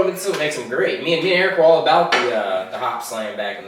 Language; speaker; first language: English; native; English